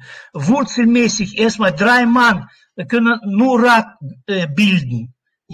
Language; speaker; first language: German; non-native, learner; Russian